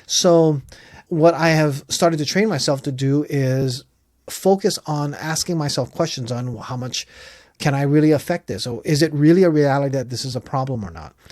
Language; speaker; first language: English; native; English